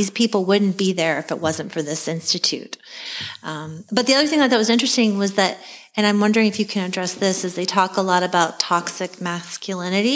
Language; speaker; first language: English; native; English